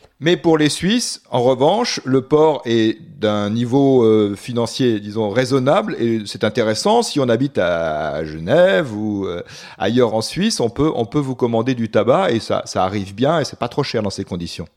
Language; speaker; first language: French; native; French